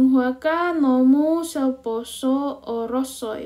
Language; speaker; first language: Korean; non-native, fluent; Indonesian